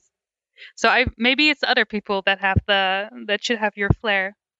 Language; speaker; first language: English; non-native, fluent; Dutch